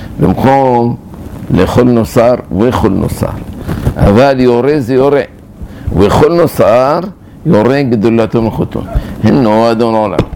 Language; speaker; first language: Hebrew; early bilingual, other home language; Arabic